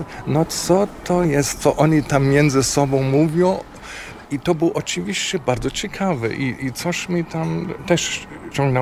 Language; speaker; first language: Polish; non-native, fluent; German